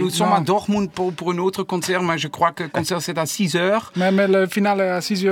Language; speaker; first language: French; non-native, learner; Dutch